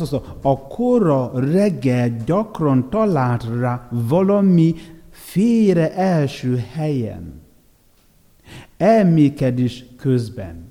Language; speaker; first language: Hungarian; non-native, fluent; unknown